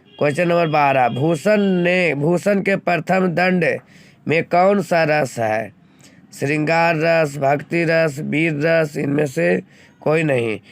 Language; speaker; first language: Hindi; native; Hindi